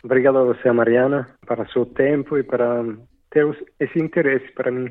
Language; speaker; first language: Portuguese; non-native, fluent; French